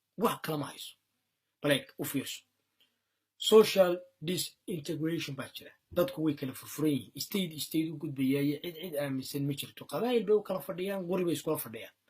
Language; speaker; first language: Somali; native; Somali